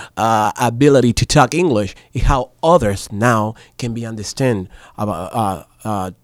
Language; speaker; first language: English; non-native, learner; Spanish